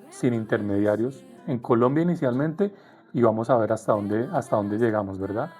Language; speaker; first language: Spanish; native; Spanish